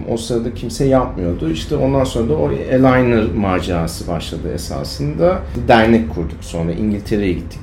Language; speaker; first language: Turkish; early bilingual, other home language; German